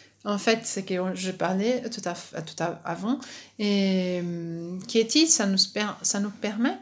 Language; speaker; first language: French; non-native, fluent; Portuguese